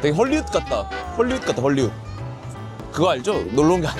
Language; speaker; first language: Korean; native; Korean